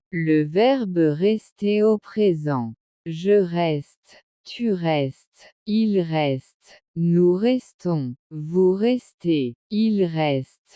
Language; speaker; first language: French; non-native, local second language; Arabic